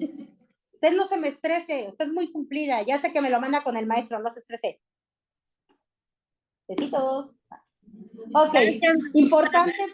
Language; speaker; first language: Spanish; native; Spanish